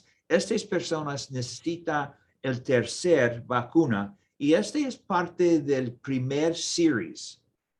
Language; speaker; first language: Spanish; non-native, learner; English